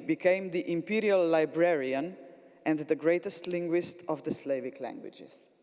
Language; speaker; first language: English; non-native, fluent; Slovenian